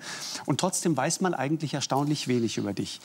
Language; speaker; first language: German; native; German